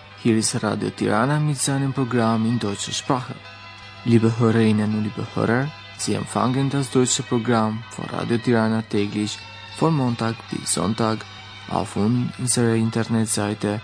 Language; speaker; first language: German; non-native, fluent; Albanian